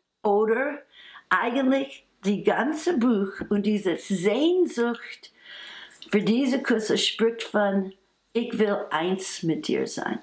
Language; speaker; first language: German; non-native, fluent; English